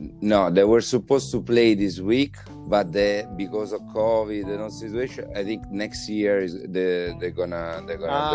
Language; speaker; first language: English; non-native, fluent; Italian